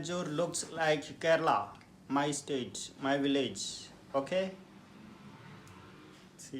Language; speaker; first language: English; non-native, local second language; Malayalam